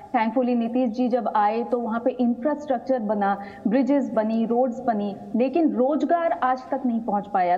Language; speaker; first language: Hindi; native; Hindi